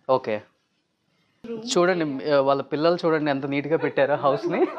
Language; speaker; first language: Telugu; native; Telugu